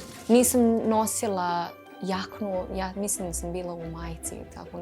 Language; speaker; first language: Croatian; non-native, learner; English